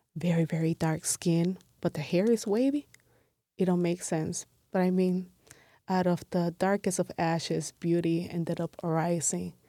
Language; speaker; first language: English; non-native, fluent; Spanish